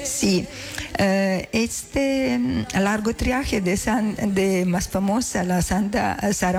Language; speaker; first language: Spanish; non-native, learner; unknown